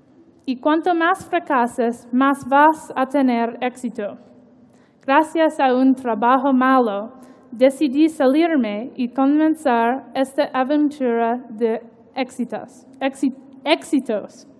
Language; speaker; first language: Spanish; non-native, learner; English